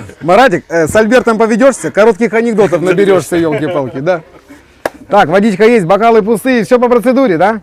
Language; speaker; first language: Russian; native; Russian